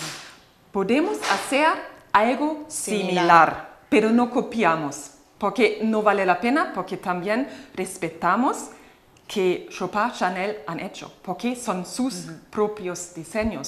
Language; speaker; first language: Spanish; non-native, fluent; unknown